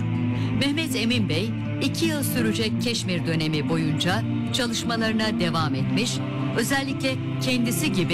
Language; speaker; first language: Turkish; native; Turkish